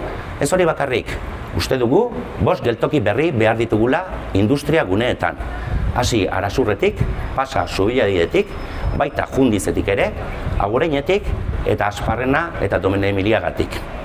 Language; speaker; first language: Basque; native; Basque